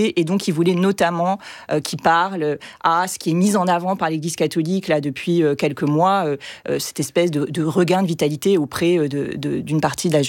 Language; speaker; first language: French; native; French